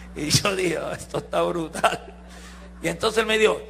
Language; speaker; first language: Spanish; early bilingual, heritage; Spanish